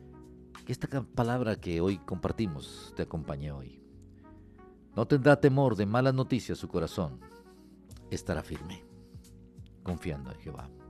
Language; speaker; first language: Spanish; native; Spanish